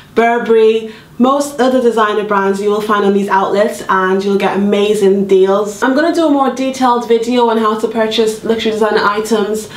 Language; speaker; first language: English; native; English